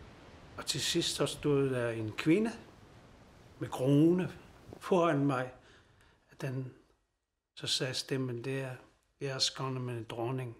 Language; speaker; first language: Danish; non-native, local second language; Kalaallisut